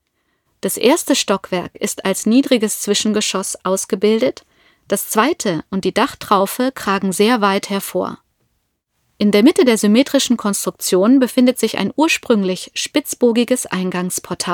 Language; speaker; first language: German; native; German